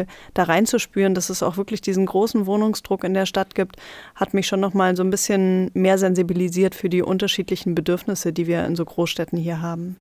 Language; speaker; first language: German; native; German